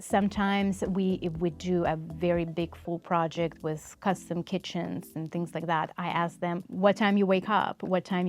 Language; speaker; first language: English; non-native, fluent; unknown